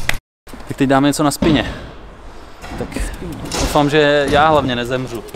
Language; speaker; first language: Czech; native; Czech